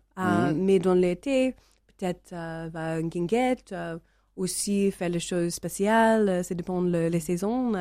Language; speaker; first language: French; non-native, learner; English